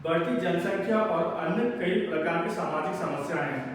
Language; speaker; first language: Hindi; non-native, local second language; Telugu